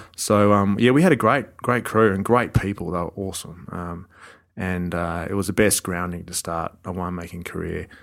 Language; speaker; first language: English; native; English